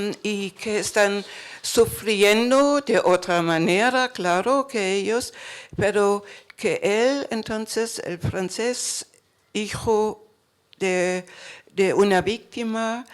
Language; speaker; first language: Spanish; non-native, fluent; German